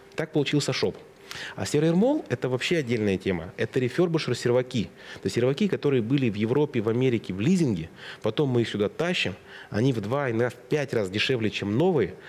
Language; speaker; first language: Russian; native; Russian